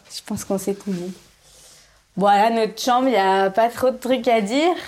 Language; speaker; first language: French; native; French